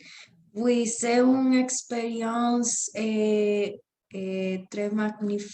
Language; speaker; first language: French; non-native, learner; Spanish